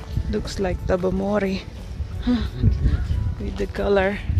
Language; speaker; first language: English; non-native, fluent; Indonesian